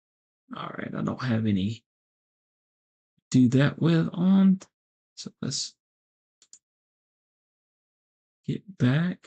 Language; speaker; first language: English; native; English